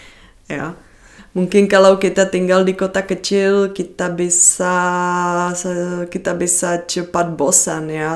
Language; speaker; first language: Indonesian; non-native, fluent; Czech